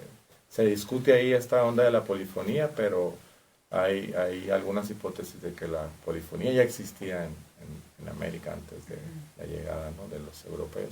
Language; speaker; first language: Spanish; native; Spanish